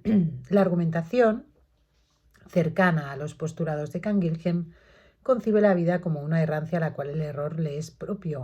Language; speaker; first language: Spanish; native; Spanish